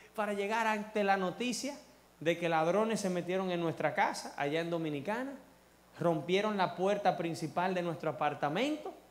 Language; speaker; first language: Spanish; early bilingual, heritage; Spanish